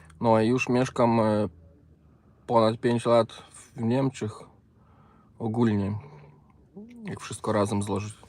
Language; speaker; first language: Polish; non-native, learner; Ukrainian